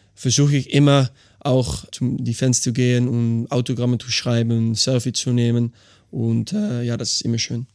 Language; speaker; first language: German; non-native, learner; Dutch